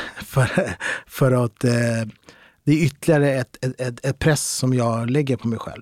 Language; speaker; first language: Swedish; early bilingual, other home language; Arabic